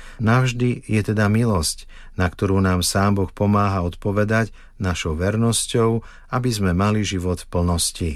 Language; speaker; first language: Slovak; native; Slovak